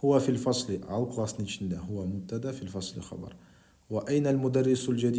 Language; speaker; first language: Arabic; non-native, fluent; Kyrgyz